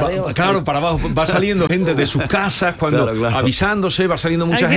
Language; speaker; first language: Spanish; native; Spanish